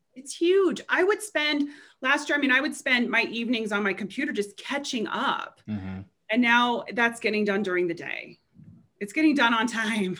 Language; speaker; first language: English; native; English